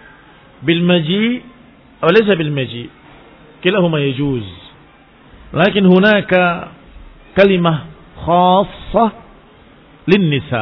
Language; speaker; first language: Arabic; non-native, fluent; Indonesian